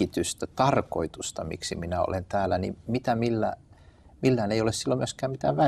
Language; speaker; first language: Finnish; native; Finnish